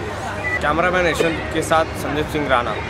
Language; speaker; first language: Hindi; native; Hindi